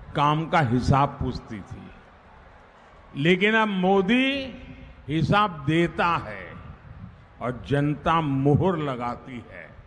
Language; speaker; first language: Hindi; non-native, local second language; Gujarati